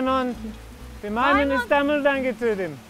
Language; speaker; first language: Turkish; non-native, learner; English